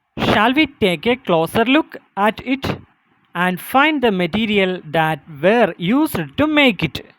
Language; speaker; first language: English; non-native, local second language; Malayalam